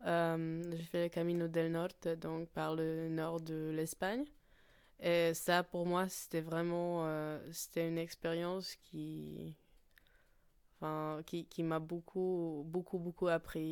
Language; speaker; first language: French; non-native, fluent; Polish